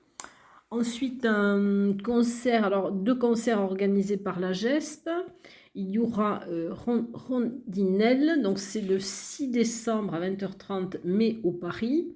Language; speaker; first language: French; native; French